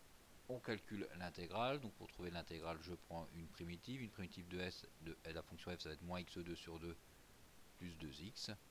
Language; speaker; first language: French; native; French